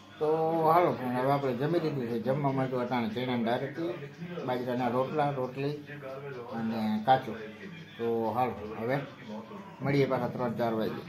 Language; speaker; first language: Gujarati; native; Gujarati